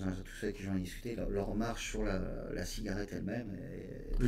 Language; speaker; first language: French; native; French